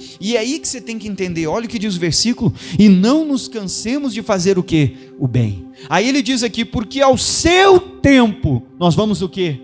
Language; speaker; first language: Portuguese; native; Portuguese